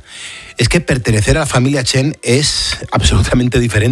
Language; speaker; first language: Spanish; native; Spanish